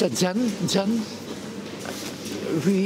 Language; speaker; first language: Russian; non-native, fluent; Dutch